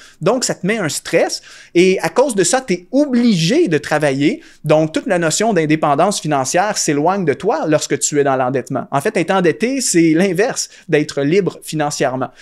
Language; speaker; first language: French; native; French